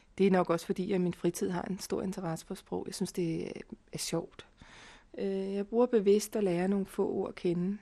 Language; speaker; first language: Danish; native; Danish